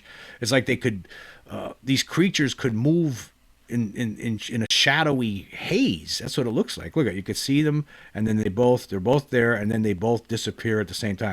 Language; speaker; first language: English; native; English